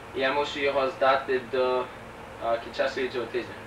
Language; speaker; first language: Ukrainian; early bilingual, heritage; Ukrainian